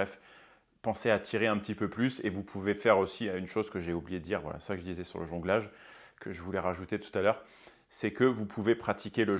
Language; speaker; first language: French; native; French